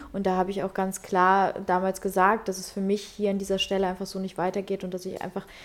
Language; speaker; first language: German; early bilingual, other home language; Russian